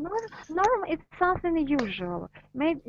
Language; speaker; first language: English; non-native, learner; Russian